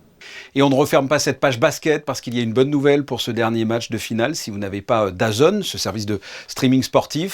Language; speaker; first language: French; native; French